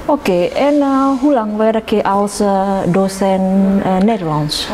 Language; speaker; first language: Dutch; non-native, learner; Indonesian